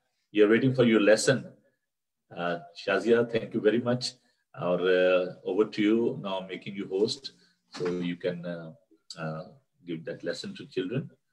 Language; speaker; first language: English; non-native, local second language; Urdu